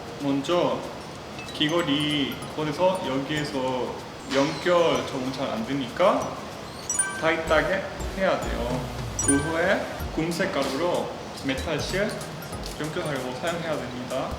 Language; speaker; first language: Korean; non-native, learner; Spanish